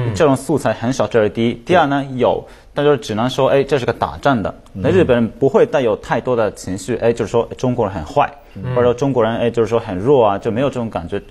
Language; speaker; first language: Chinese; non-native, fluent; Japanese